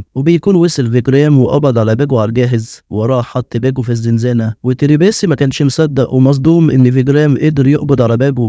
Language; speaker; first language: Arabic; native; Arabic